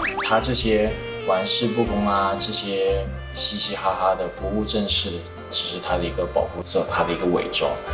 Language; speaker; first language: Chinese; native; Chinese